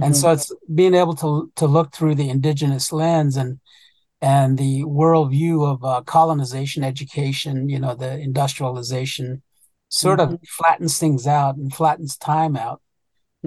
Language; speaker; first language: English; early bilingual, other home language; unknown